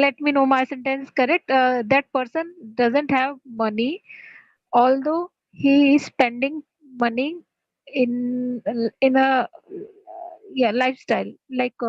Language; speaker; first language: English; non-native, learner; Hindi